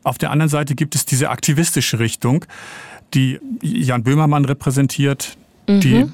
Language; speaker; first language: German; native; German